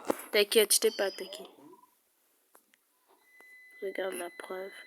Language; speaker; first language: French; native; French